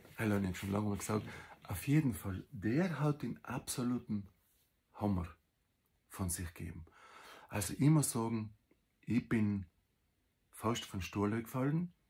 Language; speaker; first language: German; native; German